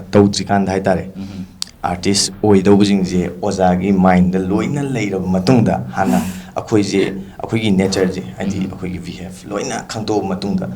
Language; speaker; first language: Manipuri; non-native, local second language; Rongmei Naga